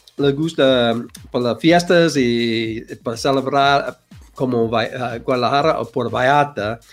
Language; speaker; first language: Spanish; non-native, learner; English